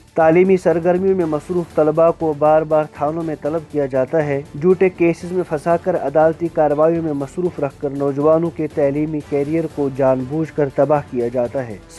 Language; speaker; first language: Urdu; non-native, local second language; Kashmiri